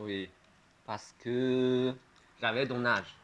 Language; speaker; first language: French; non-native, fluent; Chinese